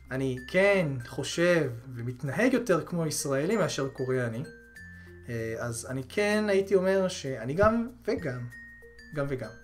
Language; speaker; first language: Hebrew; early bilingual, other home language; Korean